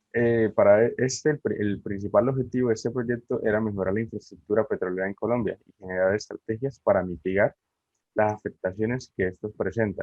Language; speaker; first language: Spanish; native; Spanish